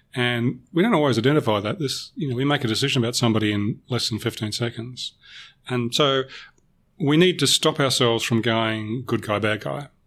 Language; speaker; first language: English; native; English